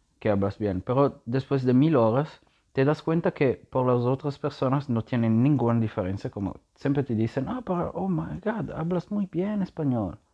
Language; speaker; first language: Spanish; non-native, learner; Italian